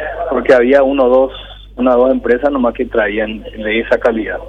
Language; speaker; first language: Spanish; early bilingual, other home language; Korean